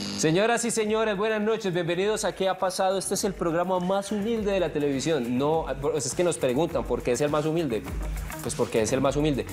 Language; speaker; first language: Spanish; native; Spanish